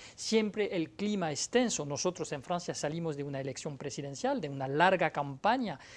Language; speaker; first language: Spanish; non-native, fluent; French